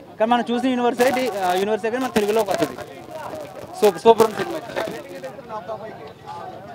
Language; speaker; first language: Telugu; native; Telugu